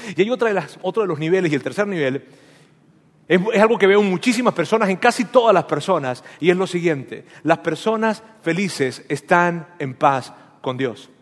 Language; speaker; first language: Spanish; native; Spanish